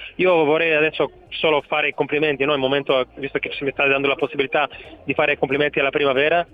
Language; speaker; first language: Italian; non-native, fluent; Bulgarian